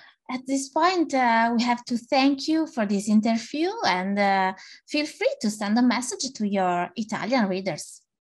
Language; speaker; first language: English; non-native, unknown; Italian